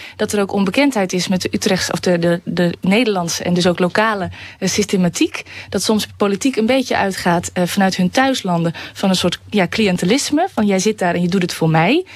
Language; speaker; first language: Dutch; native; Dutch